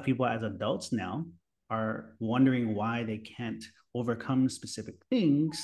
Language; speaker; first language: English; native; English